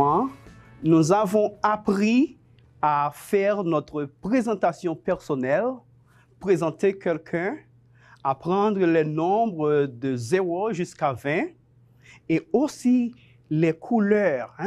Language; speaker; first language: French; non-native, fluent; Spanish